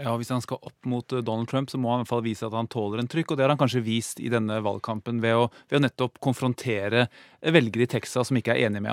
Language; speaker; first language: Norwegian; native; Norwegian